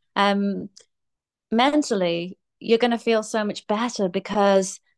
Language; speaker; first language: English; native; English